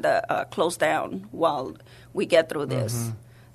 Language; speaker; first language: English; early bilingual, other home language; Spanish